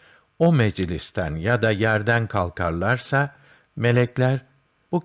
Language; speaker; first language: Turkish; native; Turkish